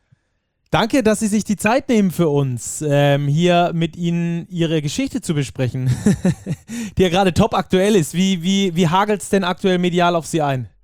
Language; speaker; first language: German; native; German